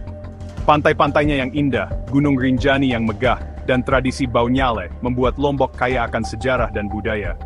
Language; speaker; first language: Indonesian; native; Indonesian